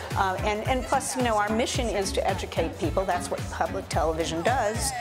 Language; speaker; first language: English; native; English